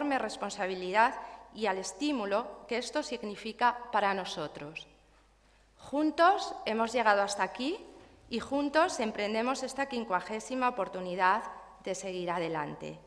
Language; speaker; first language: Spanish; native; Spanish